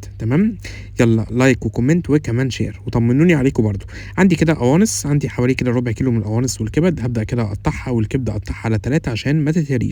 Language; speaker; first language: Arabic; native; Arabic